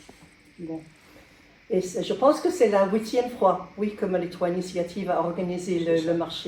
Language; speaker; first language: French; non-native, learner; English